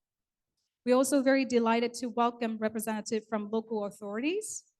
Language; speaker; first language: English; non-native, local second language; Vietnamese